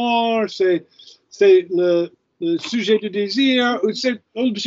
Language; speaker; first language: French; non-native, fluent; English